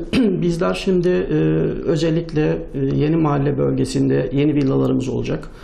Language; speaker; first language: Turkish; native; Turkish